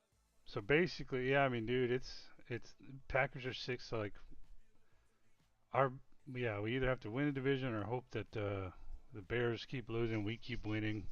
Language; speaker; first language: English; native; English